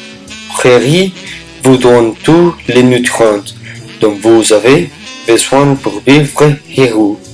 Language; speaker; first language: French; non-native, learner; Spanish